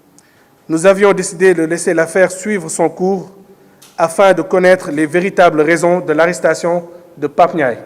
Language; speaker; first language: French; non-native, local second language; Wolof